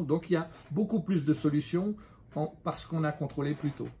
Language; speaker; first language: French; native; French